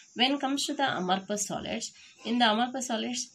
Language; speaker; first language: English; non-native, local second language; Kannada